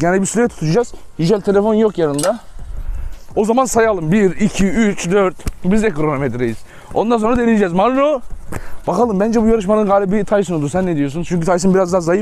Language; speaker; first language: Turkish; native; Turkish